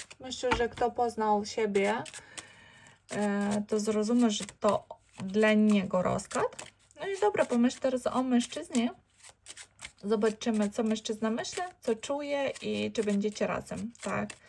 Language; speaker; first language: Polish; non-native, learner; Ukrainian